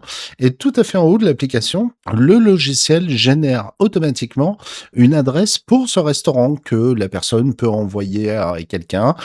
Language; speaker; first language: French; native; French